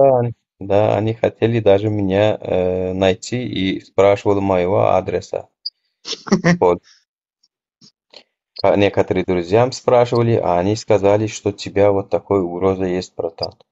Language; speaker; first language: Russian; non-native, local second language; Turkmen